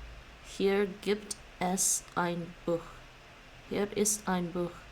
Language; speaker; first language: German; non-native, learner; English